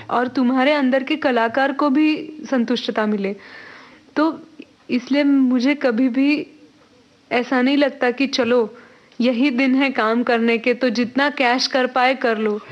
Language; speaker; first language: Hindi; non-native, local second language; Marathi